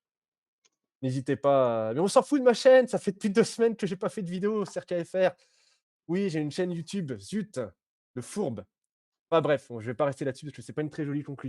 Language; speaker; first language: French; native; French